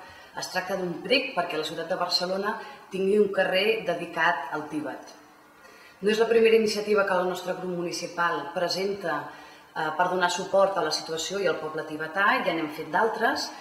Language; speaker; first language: Catalan; native; Catalan